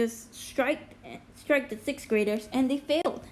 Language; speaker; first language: English; native; English